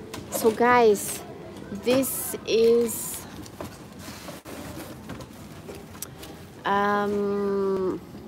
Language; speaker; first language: English; non-native, fluent; French